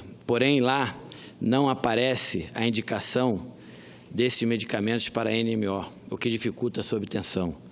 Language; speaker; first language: Portuguese; native; Portuguese